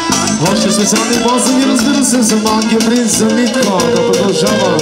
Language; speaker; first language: Bulgarian; non-native, local second language; Romany